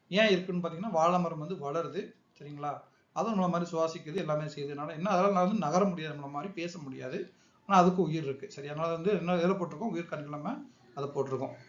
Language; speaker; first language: Tamil; native; Tamil